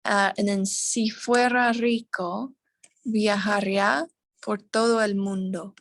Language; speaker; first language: Spanish; non-native, fluent; English